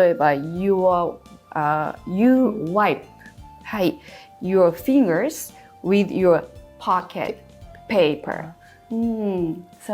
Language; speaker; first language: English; non-native, fluent; Japanese